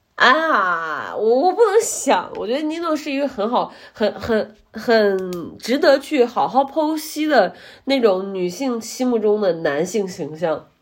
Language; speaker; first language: Chinese; native; Chinese